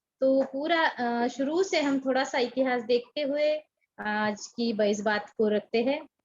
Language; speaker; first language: Hindi; non-native, local second language; Marathi